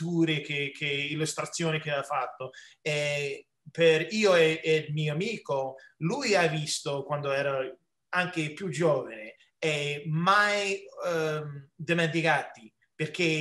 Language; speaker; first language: Italian; early bilingual, heritage; English